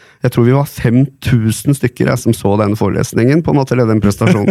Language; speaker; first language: Norwegian; native; Norwegian